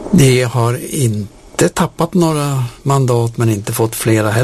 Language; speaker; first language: Swedish; native; Swedish